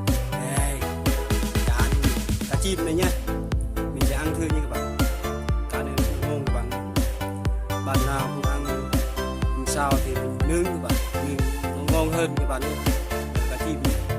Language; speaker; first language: Vietnamese; non-native, local second language; Jarai